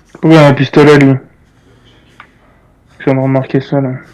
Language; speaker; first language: French; native; French